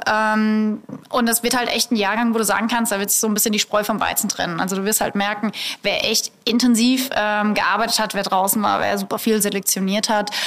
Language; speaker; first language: German; native; German